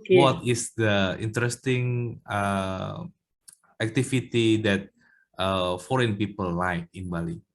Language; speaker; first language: English; non-native, learner; Indonesian